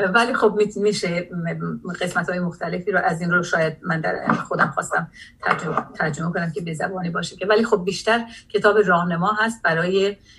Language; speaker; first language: Persian; non-native, local second language; Azerbaijani